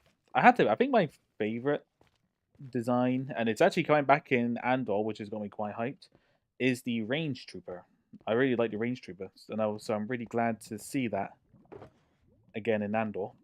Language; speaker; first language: English; native; English